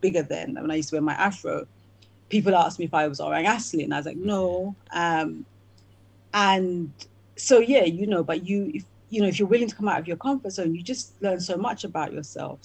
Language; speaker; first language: English; native; English